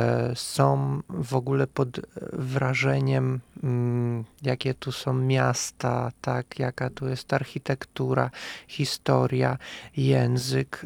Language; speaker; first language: Polish; non-native, fluent; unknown